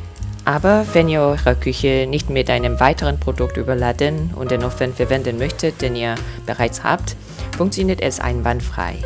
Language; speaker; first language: German; non-native, fluent; Korean